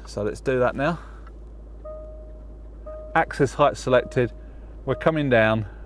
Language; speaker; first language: English; native; English